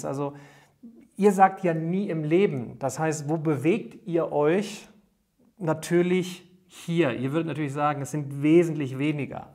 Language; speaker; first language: German; native; German